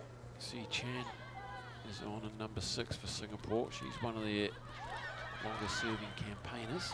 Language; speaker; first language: English; native; English